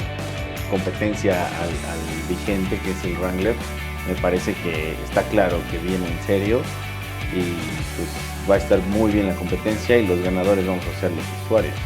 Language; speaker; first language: Spanish; native; Spanish